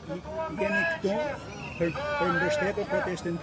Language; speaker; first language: Albanian; non-native, learner; Italian